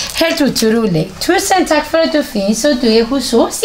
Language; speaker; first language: Swedish; non-native, fluent; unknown